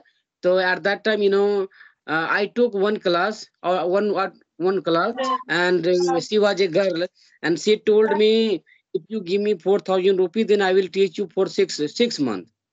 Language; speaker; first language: English; non-native, learner; Hindi